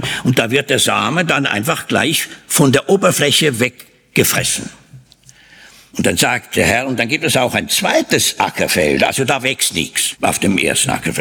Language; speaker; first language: German; native; German